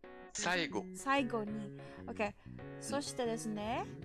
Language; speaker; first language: Japanese; non-native, learner; English